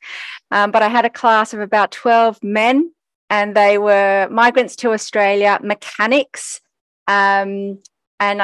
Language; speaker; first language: English; native; English